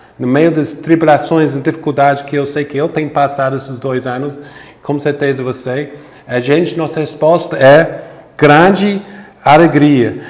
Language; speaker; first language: Portuguese; non-native, fluent; English